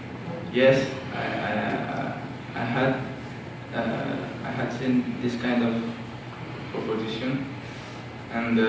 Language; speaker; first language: English; non-native, learner; French